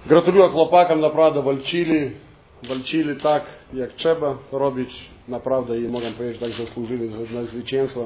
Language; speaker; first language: Polish; non-native, fluent; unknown